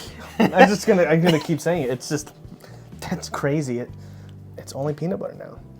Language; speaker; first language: English; native; English